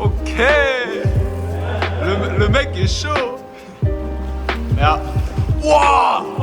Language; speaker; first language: French; native; French